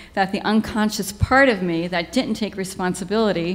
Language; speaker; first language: English; native; English